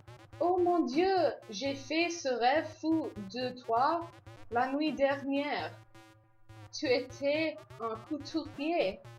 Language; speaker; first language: French; non-native, learner; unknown